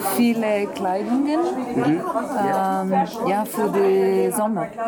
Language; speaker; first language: German; non-native, learner; Italian